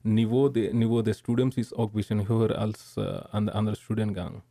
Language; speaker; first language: German; non-native, learner; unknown